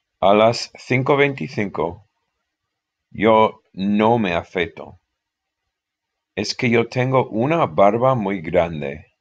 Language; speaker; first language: Spanish; non-native, fluent; English